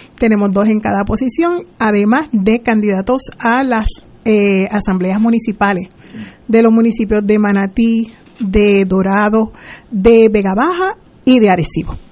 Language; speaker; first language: Spanish; native; Spanish